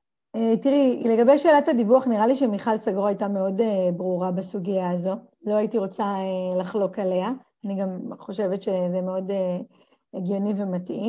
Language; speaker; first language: Hebrew; native; Hebrew